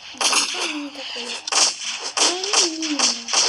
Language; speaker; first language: Romanian; early bilingual, heritage; Romanian